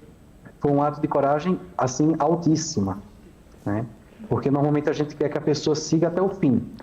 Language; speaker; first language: Portuguese; native; Portuguese